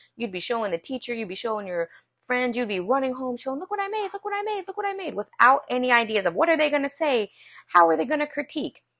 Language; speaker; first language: English; native; English